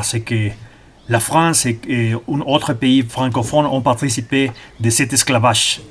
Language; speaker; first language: French; non-native, learner; Spanish